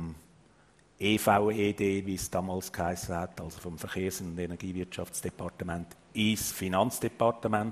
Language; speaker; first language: German; native; German